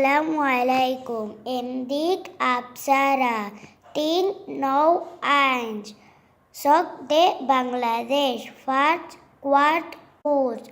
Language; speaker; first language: Catalan; non-native, learner; Bangla